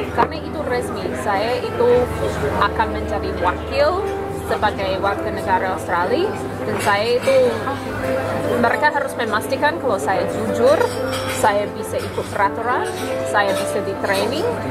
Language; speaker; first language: Malay; non-native, fluent; English